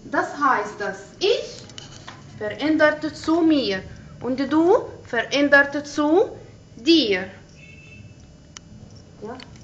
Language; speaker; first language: German; non-native, fluent; Arabic